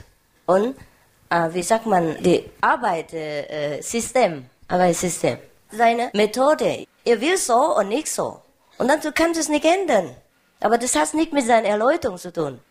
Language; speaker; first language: German; non-native, learner; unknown